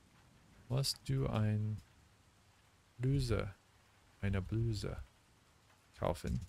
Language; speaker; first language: German; non-native, learner; English